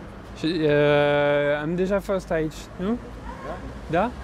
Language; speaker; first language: Romanian; non-native, learner; French